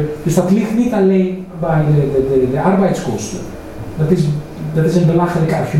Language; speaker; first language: Dutch; non-native, fluent; Greek